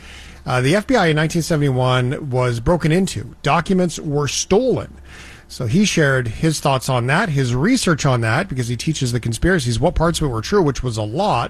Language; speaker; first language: English; native; English